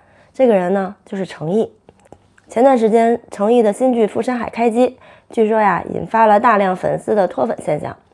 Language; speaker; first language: Chinese; native; Chinese